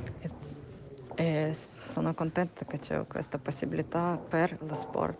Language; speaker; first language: Italian; non-native, learner; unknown